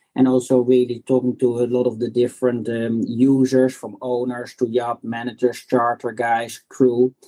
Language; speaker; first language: English; non-native, fluent; Dutch